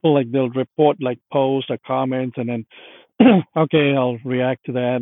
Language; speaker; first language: English; non-native, local second language; Punjabi